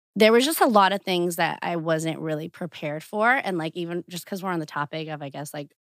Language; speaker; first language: English; early bilingual, other home language; Portuguese